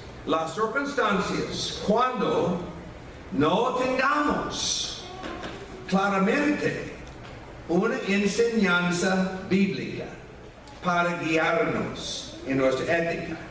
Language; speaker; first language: Spanish; non-native, fluent; English